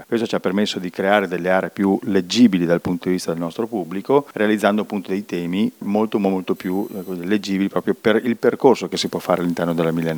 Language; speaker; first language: Italian; native; Italian